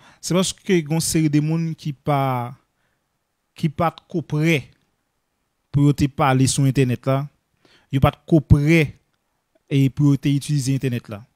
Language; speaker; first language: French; non-native, local second language; Haitian Creole